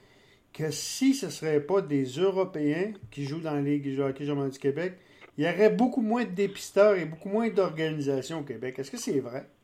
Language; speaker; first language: French; native; French